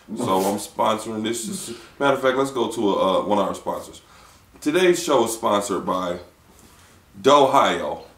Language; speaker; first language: English; native; English